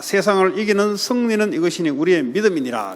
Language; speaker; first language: Korean; native; Korean